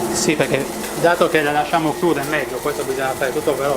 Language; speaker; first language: Italian; native; Italian